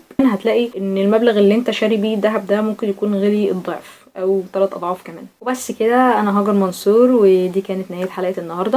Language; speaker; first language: Arabic; native; Arabic